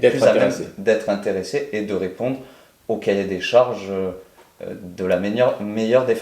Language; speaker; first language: French; native; French